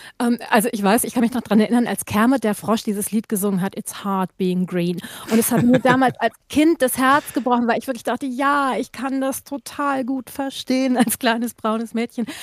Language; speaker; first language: German; native; German